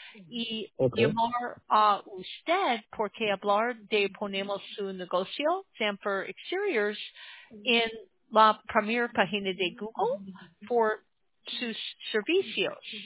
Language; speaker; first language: Spanish; non-native, learner; English